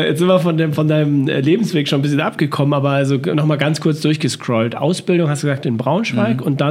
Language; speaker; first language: German; native; German